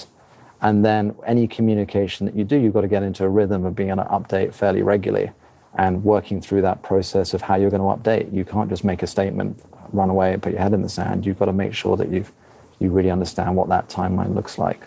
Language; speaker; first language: English; native; English